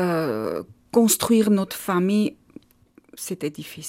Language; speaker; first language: French; non-native, learner; Armenian